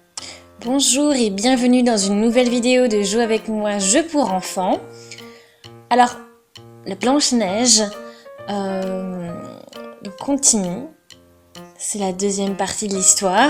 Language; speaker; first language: French; non-native, fluent; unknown